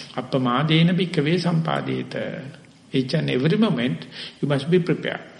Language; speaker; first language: English; non-native, local second language; Sinhala